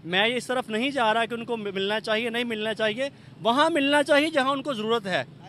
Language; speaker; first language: Urdu; non-native, local second language; Punjabi